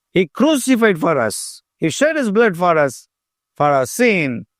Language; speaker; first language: English; non-native, local second language; Tamil